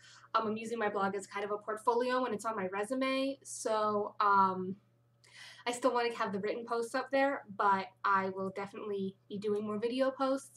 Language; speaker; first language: English; native; English